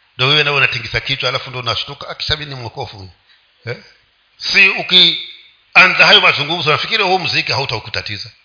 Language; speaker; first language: Swahili; non-native, local second language; Giryama